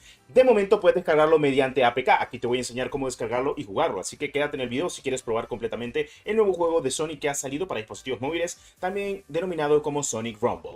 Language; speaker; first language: Spanish; native; Spanish